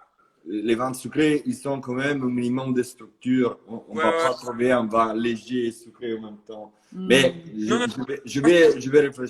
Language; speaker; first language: French; non-native, fluent; Italian